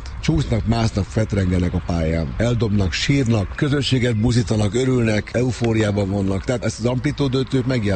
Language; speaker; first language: Hungarian; native; Hungarian